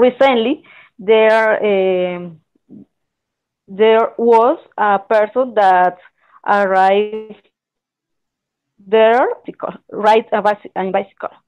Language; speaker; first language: English; non-native, learner; Spanish